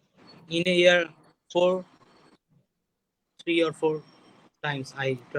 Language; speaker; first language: English; non-native, learner; Bangla